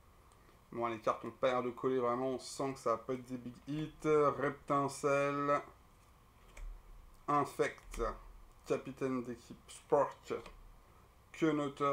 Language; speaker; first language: French; native; French